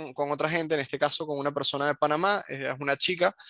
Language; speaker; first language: Spanish; native; Spanish